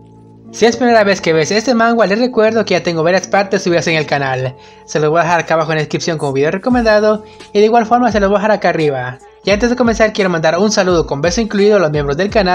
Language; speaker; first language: Spanish; native; Spanish